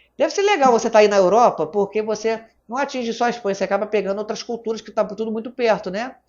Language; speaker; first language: Portuguese; native; Portuguese